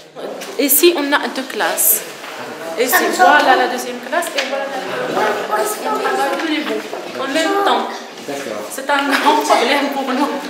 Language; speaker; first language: French; non-native, learner; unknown